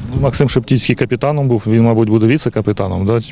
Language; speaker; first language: Ukrainian; native; Ukrainian